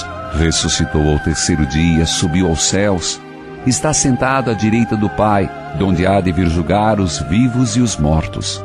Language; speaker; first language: Portuguese; native; Portuguese